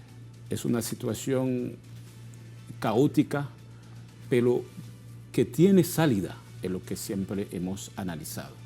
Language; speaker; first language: Spanish; non-native, fluent; Haitian Creole